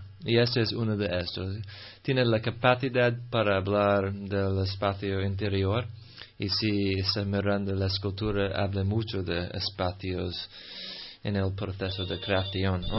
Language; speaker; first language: Spanish; non-native, fluent; English